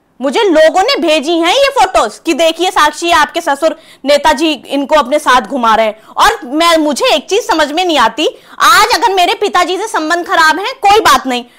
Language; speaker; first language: Hindi; native; Hindi